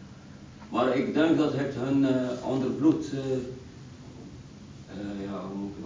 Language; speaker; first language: Dutch; non-native, learner; Arabic